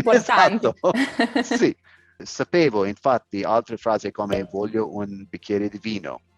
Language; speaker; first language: Italian; non-native, learner; English